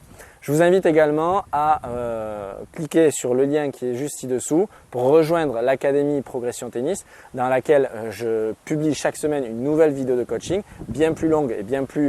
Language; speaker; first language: French; native; French